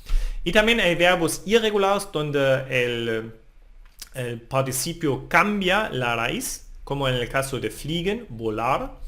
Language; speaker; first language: Spanish; non-native, fluent; German